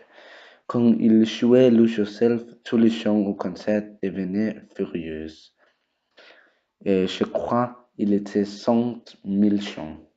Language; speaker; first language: French; non-native, learner; Danish